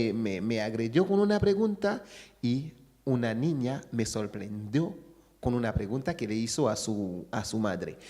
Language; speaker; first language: Spanish; non-native, fluent; Haitian Creole